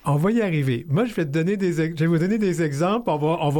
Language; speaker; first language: French; native; French